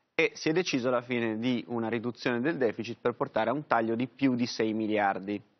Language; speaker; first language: Italian; native; Italian